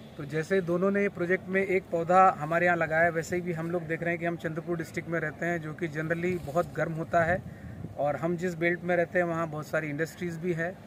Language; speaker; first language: Hindi; native; Hindi